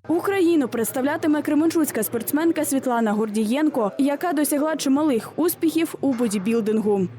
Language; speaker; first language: Ukrainian; native; Ukrainian